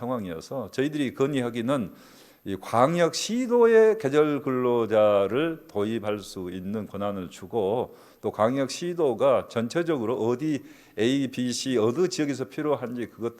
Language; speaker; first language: Korean; native; Korean